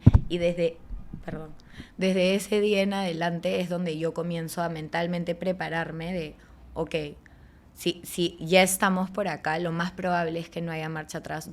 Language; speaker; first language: Spanish; native; Spanish